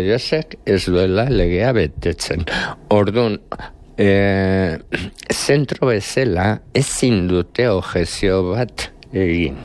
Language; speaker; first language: Basque; native; Basque